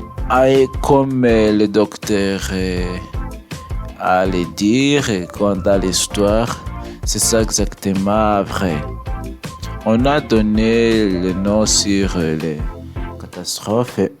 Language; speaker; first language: French; non-native, learner; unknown